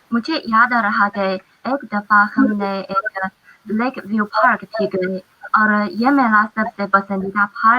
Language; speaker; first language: Hindi; non-native, fluent; Chinese